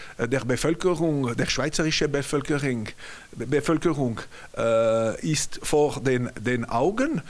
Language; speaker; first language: German; non-native, local second language; French